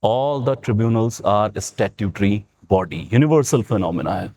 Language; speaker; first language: English; non-native, local second language; Punjabi